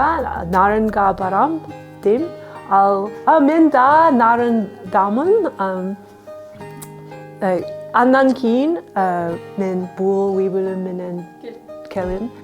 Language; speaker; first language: Kyrgyz; non-native, learner; English